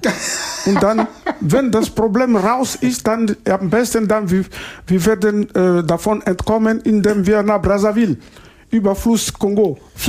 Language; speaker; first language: German; non-native, learner; Lingala